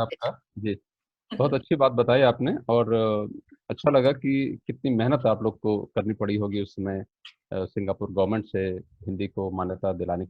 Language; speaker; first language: Hindi; native; Hindi